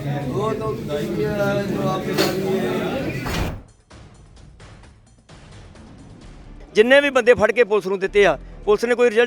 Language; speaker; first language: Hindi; non-native, local second language; Punjabi